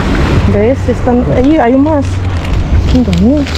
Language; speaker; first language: Spanish; non-native, learner; Filipino